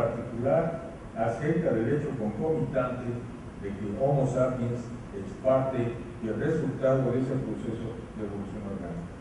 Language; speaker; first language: Spanish; native; Spanish